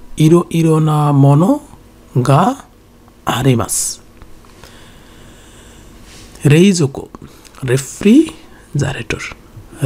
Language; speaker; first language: Japanese; non-native, learner; Bangla